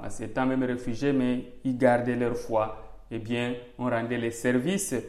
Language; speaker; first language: French; non-native, local second language; Swahili